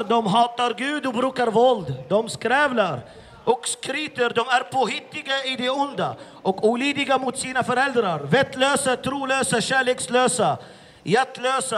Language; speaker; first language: Swedish; non-native, fluent; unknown